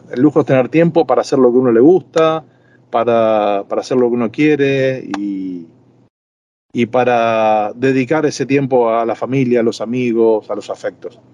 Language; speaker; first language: Spanish; native; Spanish